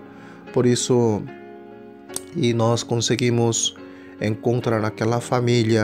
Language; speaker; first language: Portuguese; non-native, fluent; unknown